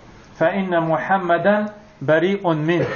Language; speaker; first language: Arabic; non-native, fluent; French